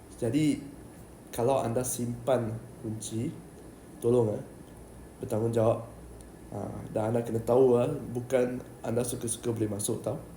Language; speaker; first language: Malay; native; Malay